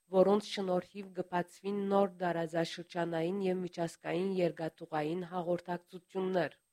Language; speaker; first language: Armenian; early bilingual, heritage; Armenian